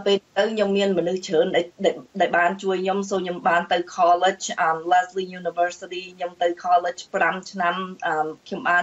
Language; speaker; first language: Khmer; early bilingual, heritage; Khmer